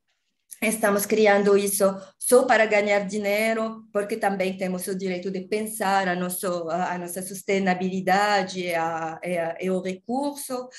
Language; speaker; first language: Portuguese; non-native, learner; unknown